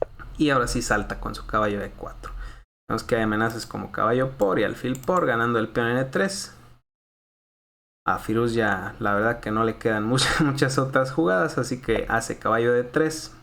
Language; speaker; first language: Spanish; native; Spanish